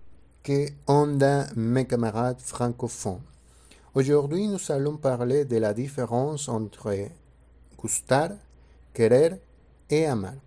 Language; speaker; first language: French; non-native, fluent; Spanish